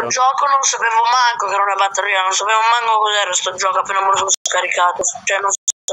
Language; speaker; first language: Italian; native; Italian